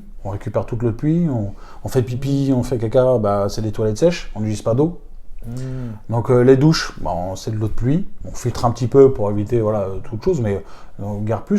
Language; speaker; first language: French; native; French